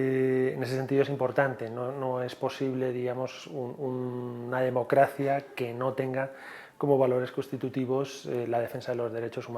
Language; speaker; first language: Spanish; native; Spanish